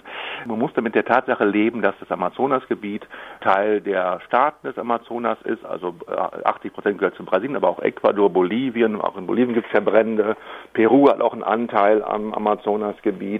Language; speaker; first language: German; native; German